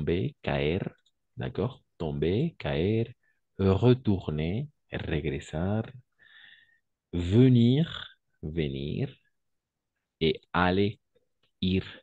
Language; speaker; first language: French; non-native, fluent; Spanish